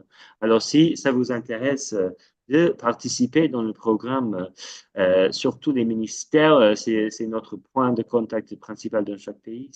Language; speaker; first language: French; non-native, fluent; English